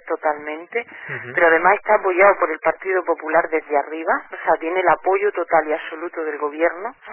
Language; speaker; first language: Spanish; native; Spanish